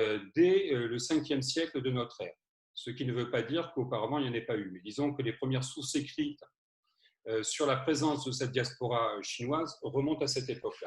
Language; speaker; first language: French; native; French